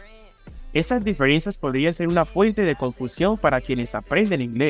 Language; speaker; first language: Spanish; native; Spanish